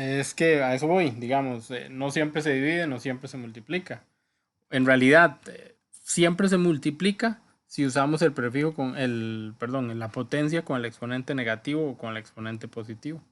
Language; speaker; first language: Spanish; native; Spanish